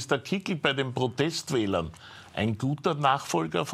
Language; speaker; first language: German; native; German